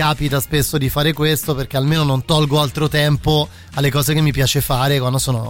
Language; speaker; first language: Italian; native; Italian